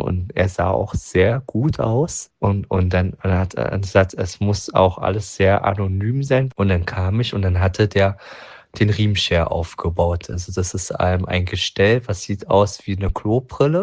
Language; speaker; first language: German; non-native, fluent; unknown